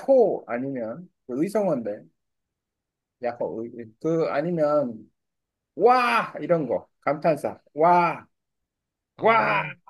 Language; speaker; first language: Korean; non-native, learner; Vietnamese